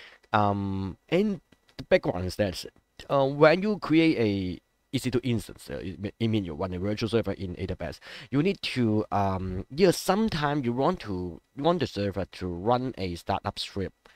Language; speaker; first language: English; non-native, local second language; Cantonese